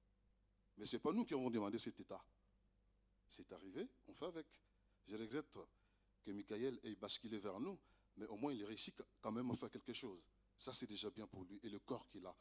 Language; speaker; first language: French; native; French